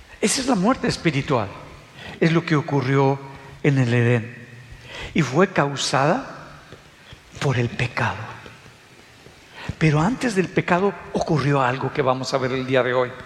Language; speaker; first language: Spanish; native; Spanish